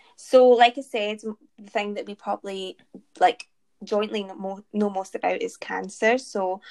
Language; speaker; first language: English; native; English